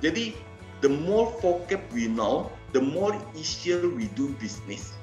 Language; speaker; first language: English; non-native, learner; Indonesian